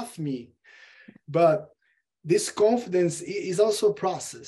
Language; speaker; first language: English; non-native, fluent; Portuguese